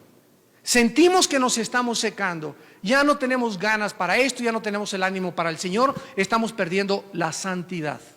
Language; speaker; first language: Spanish; native; Spanish